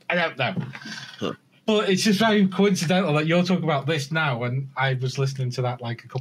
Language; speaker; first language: English; native; English